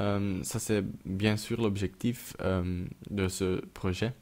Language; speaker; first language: French; non-native, local second language; Dutch